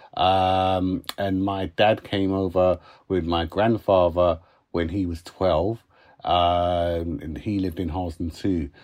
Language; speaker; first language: English; native; English